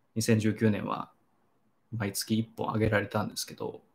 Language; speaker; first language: Japanese; native; Japanese